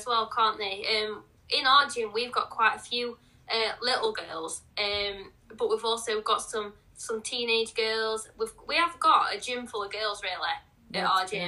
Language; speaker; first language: English; native; English